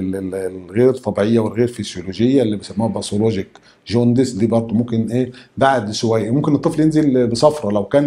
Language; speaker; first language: Arabic; native; Arabic